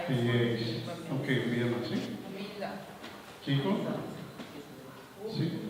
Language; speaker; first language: Spanish; non-native, learner; Papiamento